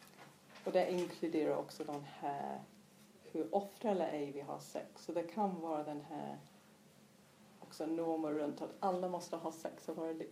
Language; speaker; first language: Swedish; non-native, fluent; English